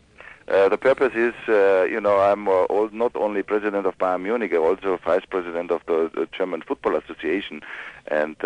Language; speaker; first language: English; non-native, fluent; German